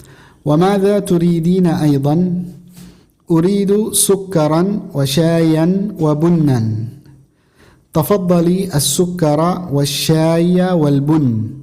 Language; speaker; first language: Arabic; non-native, fluent; Indonesian